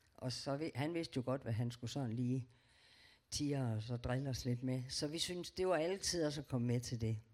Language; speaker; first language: Danish; native; Danish